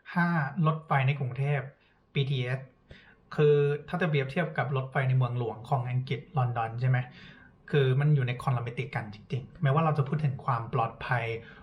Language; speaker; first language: Thai; non-native, fluent; English